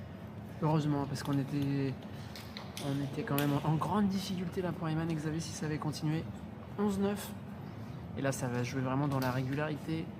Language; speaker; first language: French; native; French